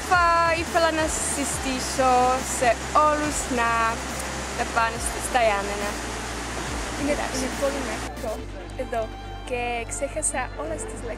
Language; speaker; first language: Greek; non-native, fluent; Czech